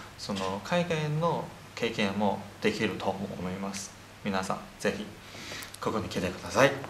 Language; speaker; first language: Japanese; non-native, fluent; Chinese